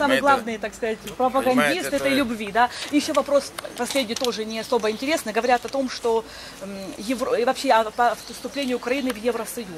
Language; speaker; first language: Russian; native; Russian